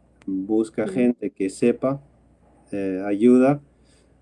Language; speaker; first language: Spanish; non-native, fluent; Dutch